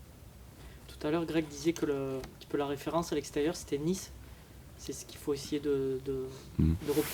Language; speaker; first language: French; native; French